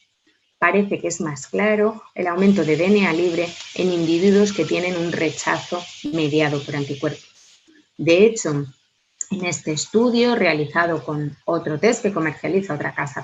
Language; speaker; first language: Spanish; native; Spanish